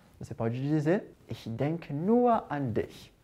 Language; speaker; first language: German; non-native, fluent; Portuguese